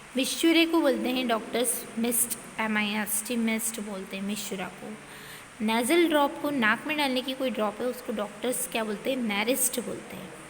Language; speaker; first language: Hindi; native; Hindi